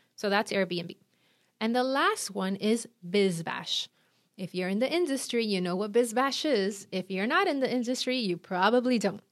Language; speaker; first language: English; non-native, fluent; Spanish